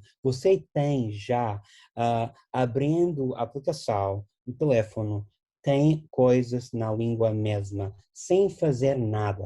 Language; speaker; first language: Portuguese; non-native, fluent; English